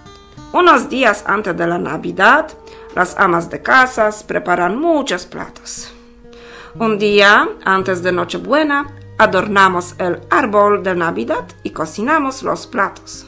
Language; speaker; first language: Spanish; non-native, learner; Polish